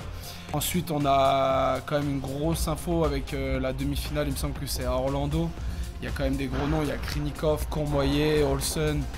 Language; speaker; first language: French; native; French